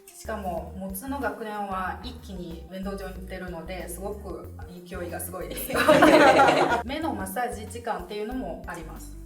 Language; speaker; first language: Japanese; non-native, fluent; Chinese